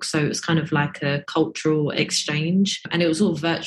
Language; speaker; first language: English; native; English